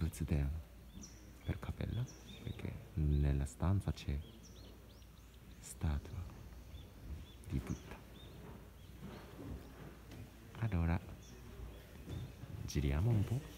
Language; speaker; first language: Italian; non-native, learner; Japanese